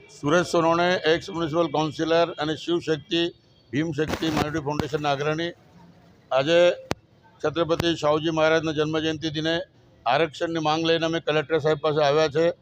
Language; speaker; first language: Gujarati; non-native, local second language; Marathi